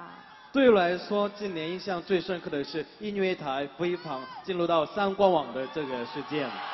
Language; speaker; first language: Chinese; non-native, fluent; Korean